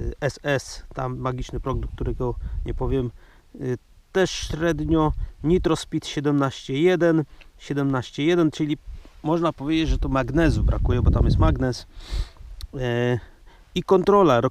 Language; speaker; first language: Polish; native; Polish